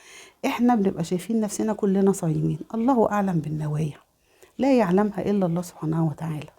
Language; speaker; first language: Arabic; native; Arabic